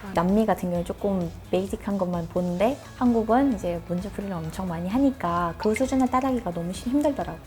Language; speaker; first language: Korean; early bilingual, heritage; Korean